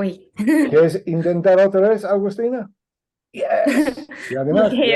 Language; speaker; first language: Spanish; non-native, fluent; English